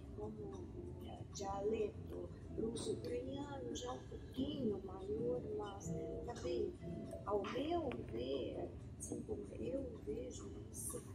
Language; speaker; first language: Portuguese; non-native, fluent; Russian